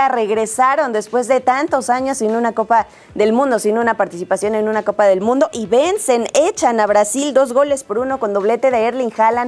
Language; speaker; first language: Spanish; native; Spanish